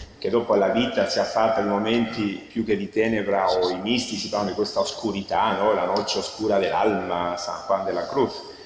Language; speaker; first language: Italian; non-native, fluent; Spanish